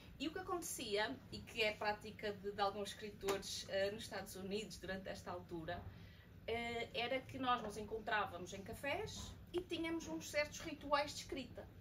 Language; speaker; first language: Portuguese; native; Portuguese